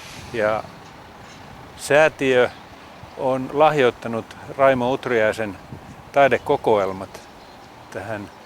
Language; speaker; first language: Finnish; native; Finnish